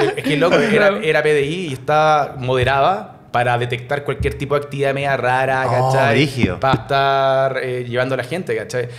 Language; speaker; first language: Spanish; native; Spanish